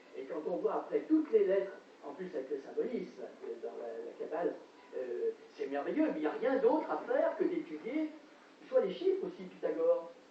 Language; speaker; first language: French; native; French